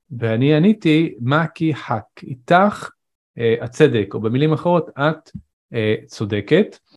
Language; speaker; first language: Hebrew; non-native, local second language; Arabic